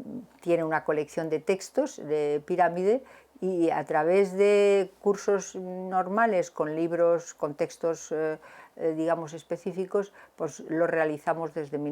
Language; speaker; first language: Spanish; native; Spanish